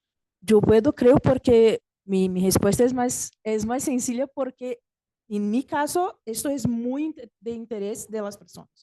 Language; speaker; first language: Spanish; non-native, fluent; Portuguese